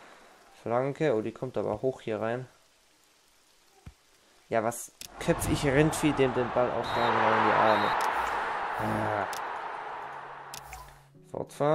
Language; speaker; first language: German; native; German